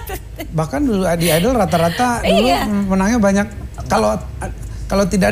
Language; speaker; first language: Indonesian; native; Indonesian